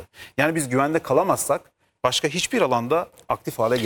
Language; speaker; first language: Turkish; native; Turkish